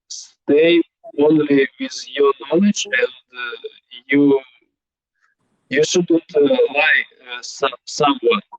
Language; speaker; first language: English; non-native, learner; Belarusian